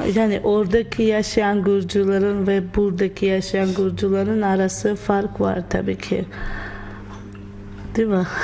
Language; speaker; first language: Turkish; non-native, learner; Georgian